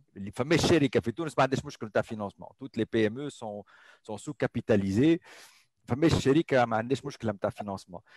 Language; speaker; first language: French; non-native, local second language; Arabic